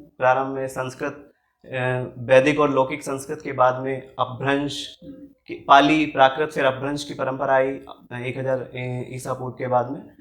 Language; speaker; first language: Hindi; native; Hindi